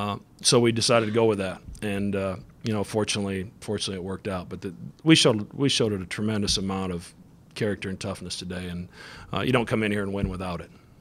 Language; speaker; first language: English; native; English